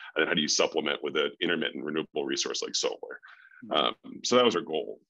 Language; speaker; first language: English; native; English